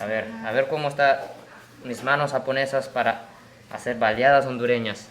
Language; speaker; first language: Spanish; non-native, fluent; Japanese